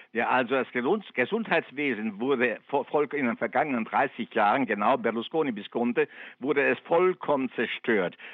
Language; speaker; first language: German; non-native, fluent; Italian